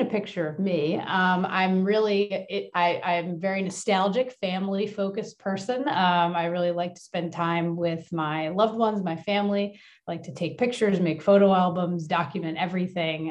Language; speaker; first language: English; native; English